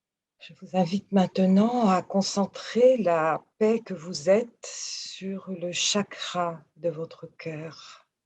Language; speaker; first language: French; native; French